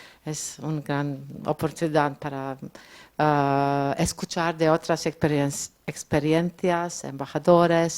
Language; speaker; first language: Spanish; non-native, learner; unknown